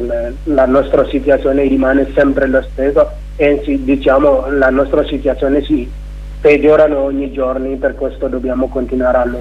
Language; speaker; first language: Italian; non-native, learner; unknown